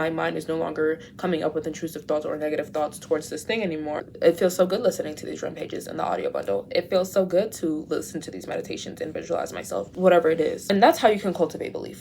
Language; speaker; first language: English; native; English